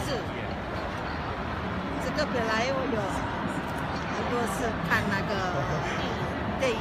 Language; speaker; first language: Chinese; non-native, learner; Indonesian